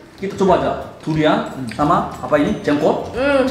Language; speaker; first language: Indonesian; non-native, learner; Korean